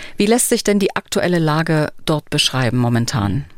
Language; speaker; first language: German; native; German